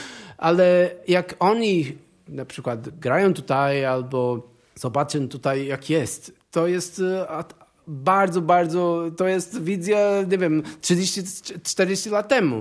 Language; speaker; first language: Polish; non-native, learner; Portuguese